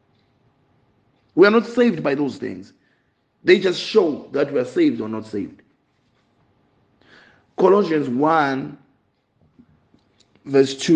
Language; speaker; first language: English; non-native, local second language; Zulu